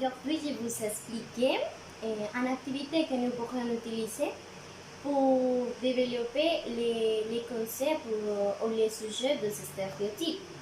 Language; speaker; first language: French; non-native, learner; Spanish